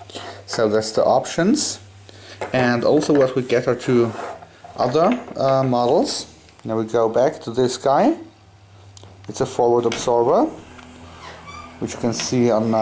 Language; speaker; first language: English; non-native, fluent; German